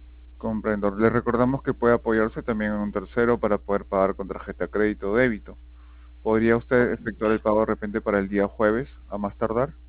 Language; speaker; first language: Spanish; native; Spanish